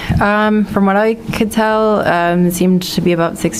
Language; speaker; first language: English; native; English